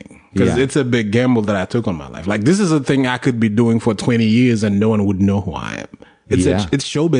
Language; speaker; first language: English; non-native, fluent; Haitian Creole